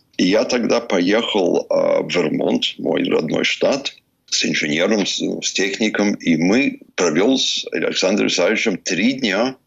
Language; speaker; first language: Russian; early bilingual, heritage; Russian